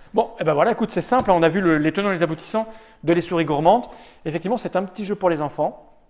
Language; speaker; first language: French; native; French